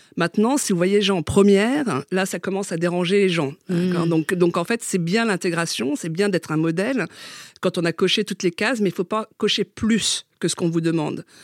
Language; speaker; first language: French; early bilingual, other home language; Vietnamese